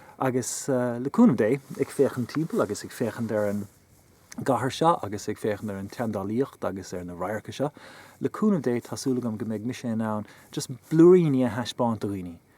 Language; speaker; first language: Irish; non-native, local second language; English